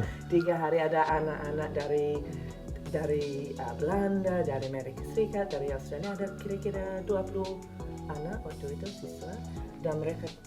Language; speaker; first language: Indonesian; non-native, fluent; English